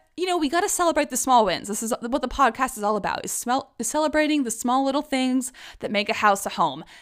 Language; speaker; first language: English; early bilingual, other home language; Czech